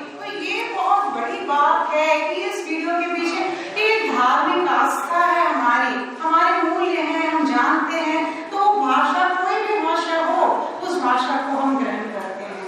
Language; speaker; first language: Hindi; non-native, local second language; Telugu